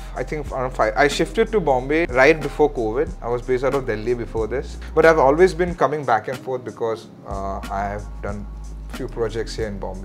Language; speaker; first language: English; non-native, local second language; Assamese